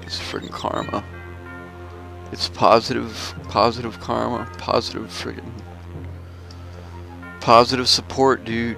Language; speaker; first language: English; native; English